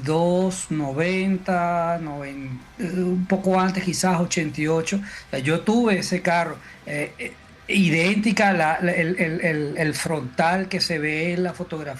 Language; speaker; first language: Spanish; native; Spanish